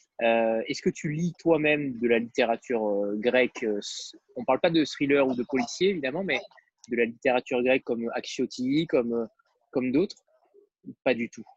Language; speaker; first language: French; native; French